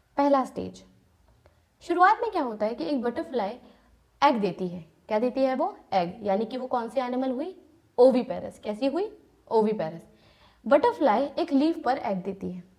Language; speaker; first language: Hindi; native; Hindi